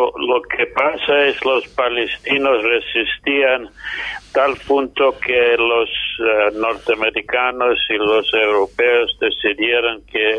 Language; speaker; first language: Spanish; non-native, fluent; English